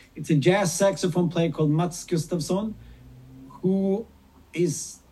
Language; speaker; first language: English; non-native, fluent; Swedish